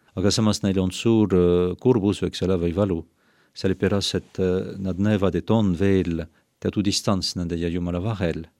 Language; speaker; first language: Estonian; non-native, fluent; French